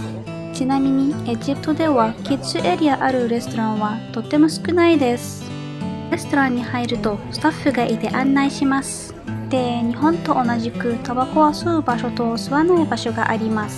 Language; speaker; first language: Japanese; non-native, fluent; Arabic